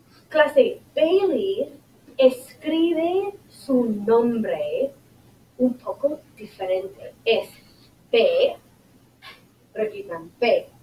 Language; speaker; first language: Spanish; non-native, fluent; English